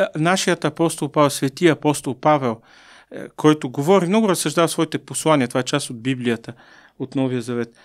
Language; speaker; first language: Bulgarian; native; Bulgarian